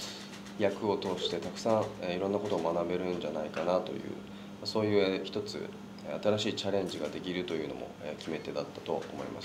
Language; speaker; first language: Japanese; native; Japanese